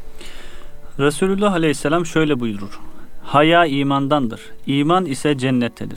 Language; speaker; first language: Turkish; native; Turkish